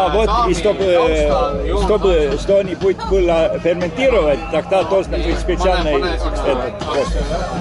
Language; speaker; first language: Russian; non-native, fluent; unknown